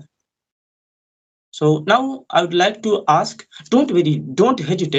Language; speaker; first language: English; non-native, learner; Hindi